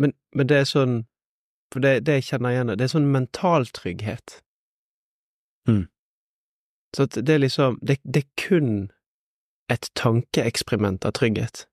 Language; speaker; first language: Norwegian; native; Norwegian